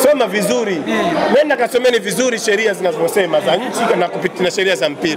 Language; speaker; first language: Swahili; native; Swahili